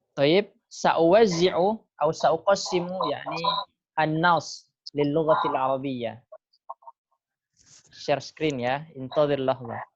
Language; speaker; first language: Arabic; non-native, fluent; Indonesian